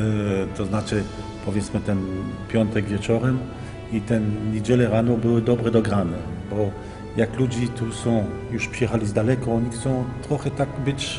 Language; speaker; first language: Polish; early bilingual, heritage; Polish